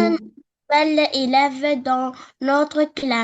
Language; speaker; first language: French; non-native, learner; Arabic